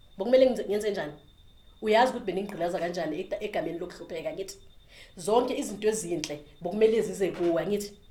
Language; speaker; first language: Zulu; native; Zulu